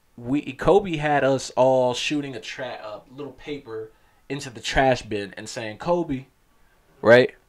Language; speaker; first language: English; native; English